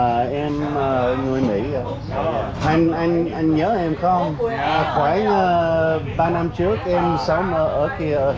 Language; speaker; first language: Vietnamese; non-native, learner; English